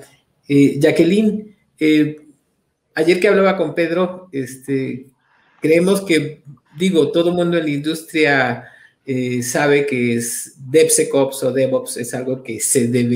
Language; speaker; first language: Spanish; native; Spanish